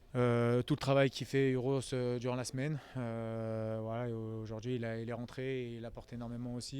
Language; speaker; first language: French; native; French